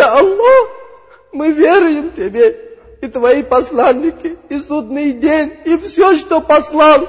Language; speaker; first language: Russian; non-native, learner; Uzbek